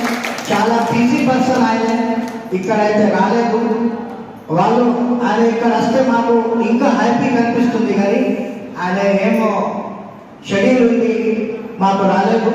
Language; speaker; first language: Telugu; non-native, local second language; Urdu